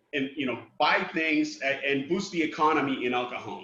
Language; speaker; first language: English; non-native, fluent; Spanish